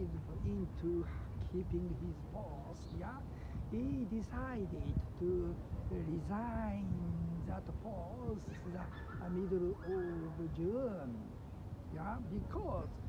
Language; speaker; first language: English; non-native, learner; Japanese